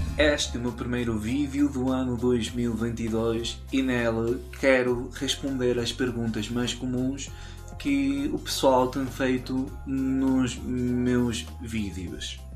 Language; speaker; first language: Portuguese; non-native, fluent; Spanish